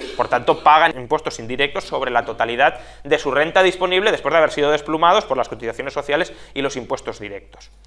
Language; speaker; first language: Spanish; native; Spanish